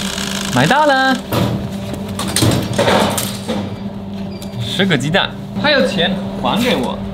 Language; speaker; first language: Chinese; non-native, fluent; German